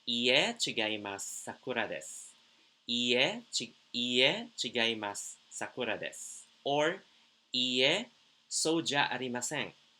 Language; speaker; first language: Japanese; non-native, fluent; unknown